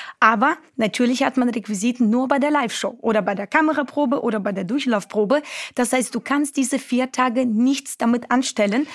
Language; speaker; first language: German; non-native, fluent; Romanian